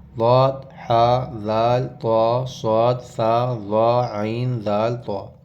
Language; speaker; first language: Urdu; native; Urdu